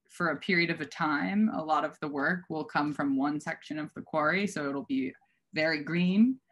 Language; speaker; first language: English; native; English